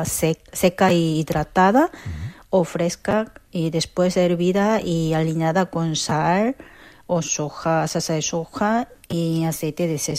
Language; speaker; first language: Spanish; non-native, fluent; Korean